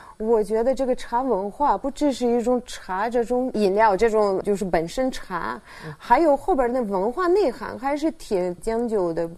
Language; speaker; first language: Chinese; non-native, fluent; Russian